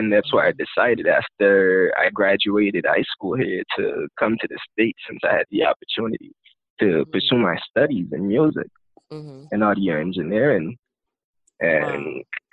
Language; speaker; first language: English; non-native, fluent; Haitian Creole